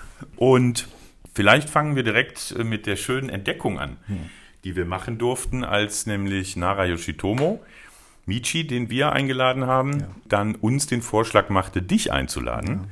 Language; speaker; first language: German; native; German